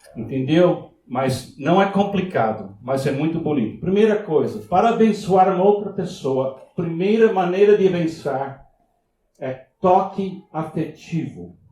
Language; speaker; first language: Portuguese; non-native, fluent; English